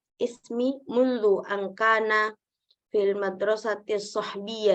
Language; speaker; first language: Arabic; non-native, learner; Indonesian